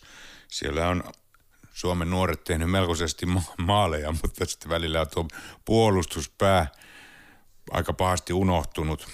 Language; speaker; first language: Finnish; native; Finnish